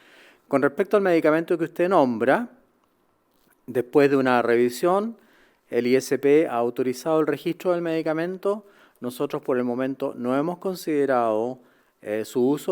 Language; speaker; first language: Spanish; native; Spanish